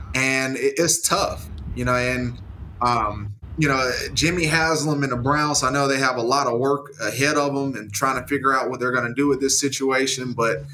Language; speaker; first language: English; native; English